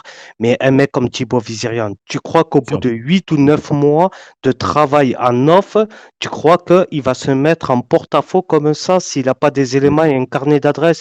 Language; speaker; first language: French; native; French